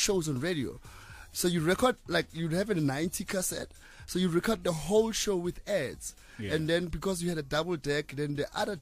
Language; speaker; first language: English; non-native, local second language; Southern Sotho